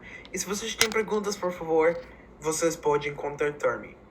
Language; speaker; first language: Portuguese; non-native, learner; English